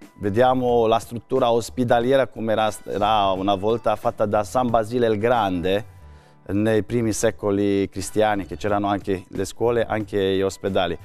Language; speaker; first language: Italian; non-native, fluent; Romanian